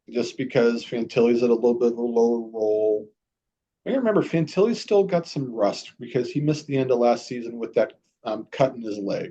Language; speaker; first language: English; native; English